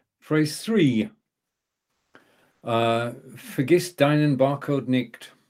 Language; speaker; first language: German; non-native, learner; English